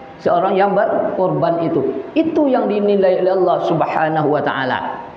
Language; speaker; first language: Malay; native; Malay